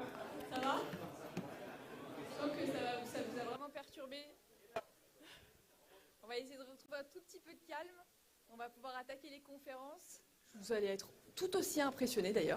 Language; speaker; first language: French; native; French